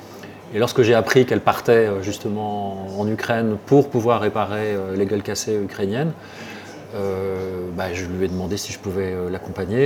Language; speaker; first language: French; native; French